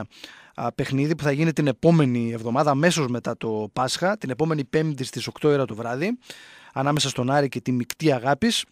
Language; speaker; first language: Greek; native; Greek